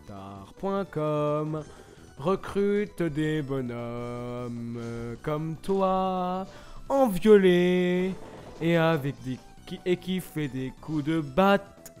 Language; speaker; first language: French; native; French